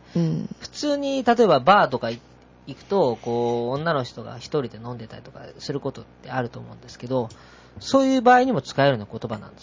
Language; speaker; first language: Japanese; native; Japanese